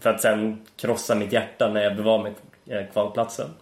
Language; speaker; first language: Swedish; native; Swedish